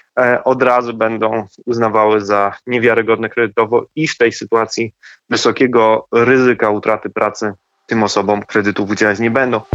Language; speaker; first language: Polish; native; Polish